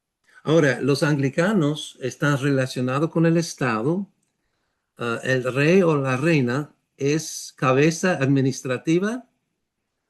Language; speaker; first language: Spanish; non-native, fluent; English